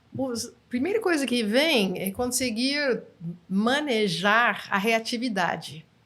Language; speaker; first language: Portuguese; non-native, fluent; English